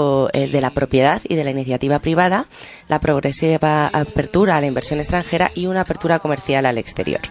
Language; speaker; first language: Spanish; native; Spanish